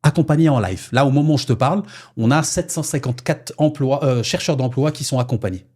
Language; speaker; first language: French; non-native, local second language; Arabic